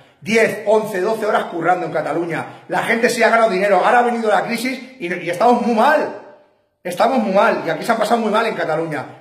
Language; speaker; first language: Spanish; native; Spanish